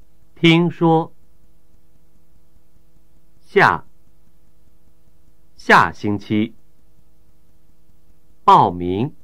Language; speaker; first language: Chinese; native; Chinese